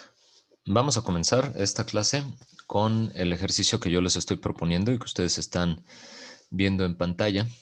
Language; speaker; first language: Spanish; native; Spanish